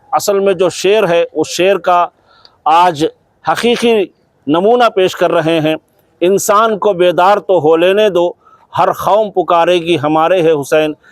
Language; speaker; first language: Urdu; native; Urdu